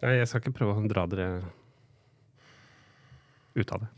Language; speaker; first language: Norwegian; native; Norwegian